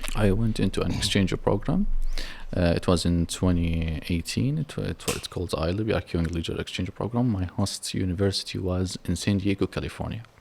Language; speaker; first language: English; non-native, fluent; Arabic